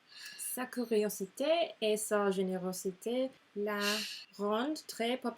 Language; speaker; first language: French; non-native, learner; English